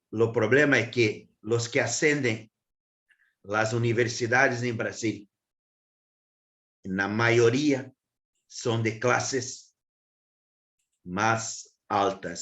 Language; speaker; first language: Spanish; non-native, learner; Portuguese